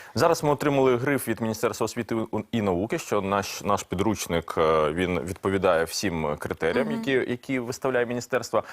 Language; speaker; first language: Ukrainian; non-native, local second language; Russian